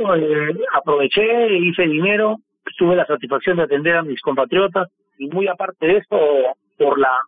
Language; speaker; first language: Spanish; native; Spanish